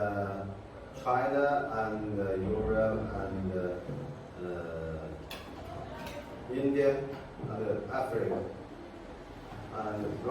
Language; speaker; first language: English; non-native, fluent; Chinese